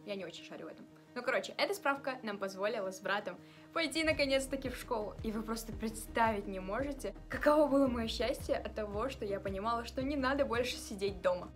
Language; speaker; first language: Russian; early bilingual, other home language; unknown